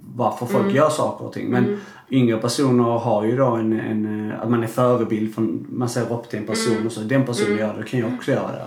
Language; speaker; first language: Swedish; native; Swedish